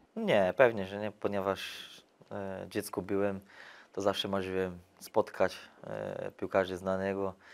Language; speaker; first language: Polish; non-native, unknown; Portuguese